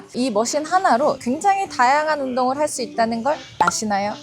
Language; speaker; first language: Korean; native; Korean